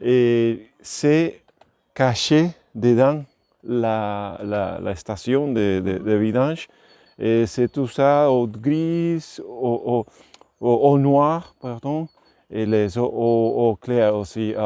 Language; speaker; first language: French; non-native, learner; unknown